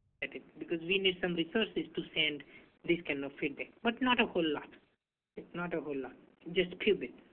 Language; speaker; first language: English; non-native, local second language; Hindi